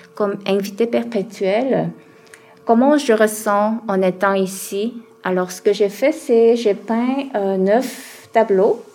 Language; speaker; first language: French; early bilingual, other home language; Korean